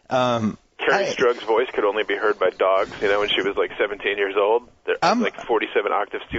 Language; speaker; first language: English; native; English